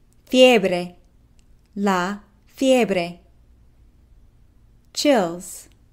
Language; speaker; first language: Spanish; non-native, fluent; English